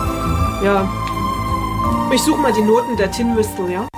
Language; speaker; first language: German; native; German